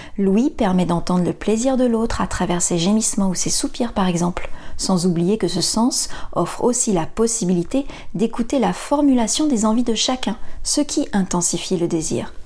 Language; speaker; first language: French; native; French